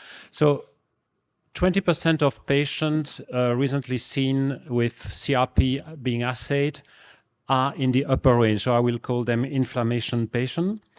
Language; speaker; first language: English; non-native, fluent; French